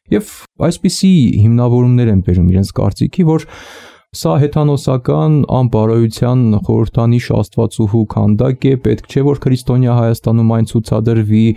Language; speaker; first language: Armenian; native; Armenian